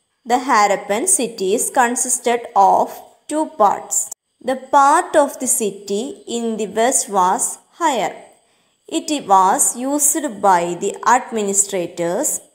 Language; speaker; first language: English; non-native, local second language; Malayalam